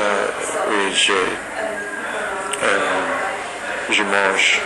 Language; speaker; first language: French; non-native, learner; English